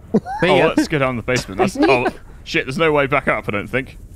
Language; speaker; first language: English; native; English